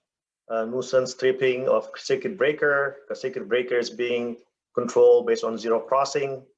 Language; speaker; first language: English; non-native, fluent; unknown